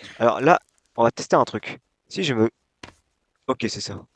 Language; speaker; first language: French; native; French